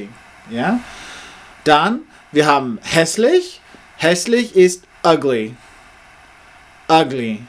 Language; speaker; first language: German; non-native, learner; English